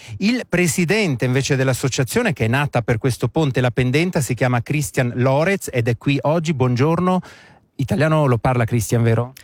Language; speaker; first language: Italian; native; Italian